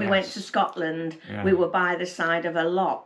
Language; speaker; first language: English; native; English